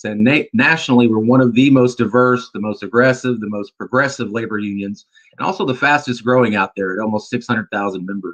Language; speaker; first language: English; native; English